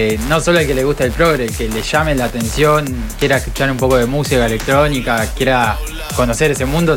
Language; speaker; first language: Spanish; native; Spanish